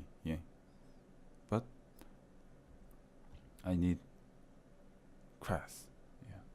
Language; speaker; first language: English; non-native, learner; Korean